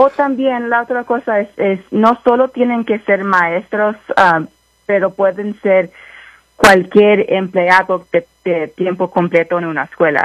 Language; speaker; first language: Spanish; early bilingual, heritage; Spanish